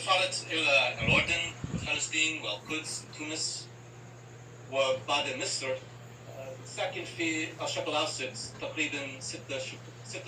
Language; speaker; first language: Arabic; non-native, learner; English